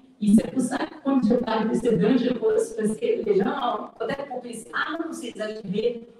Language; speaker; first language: French; non-native, fluent; Portuguese